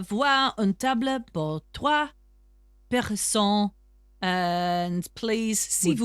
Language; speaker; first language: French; non-native, learner; English